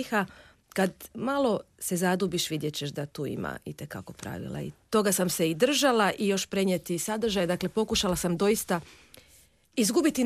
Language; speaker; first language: Croatian; non-native, local second language; Hungarian